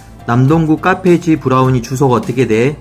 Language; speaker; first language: Korean; native; Korean